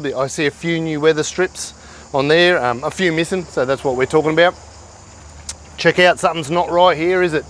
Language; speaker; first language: English; native; English